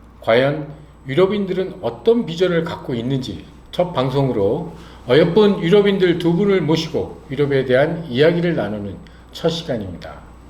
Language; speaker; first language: Korean; native; Korean